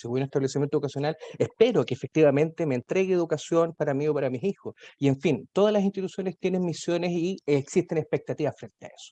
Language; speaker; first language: Spanish; native; Spanish